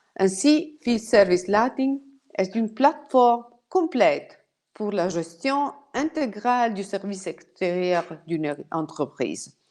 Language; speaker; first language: French; non-native, fluent; Italian